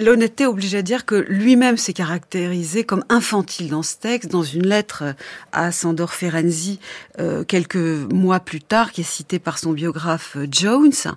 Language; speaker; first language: French; native; French